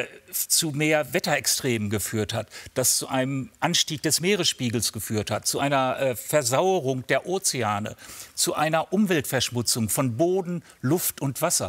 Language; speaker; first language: German; native; German